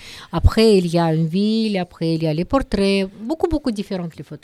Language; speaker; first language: French; non-native, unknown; Russian